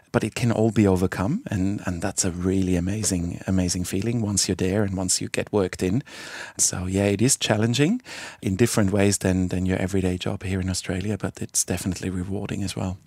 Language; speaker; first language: English; non-native, fluent; Swiss German